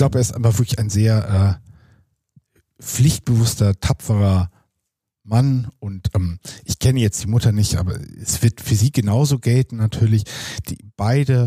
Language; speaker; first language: German; native; German